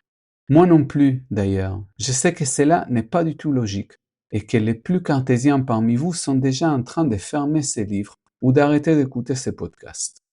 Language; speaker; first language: French; non-native, fluent; Spanish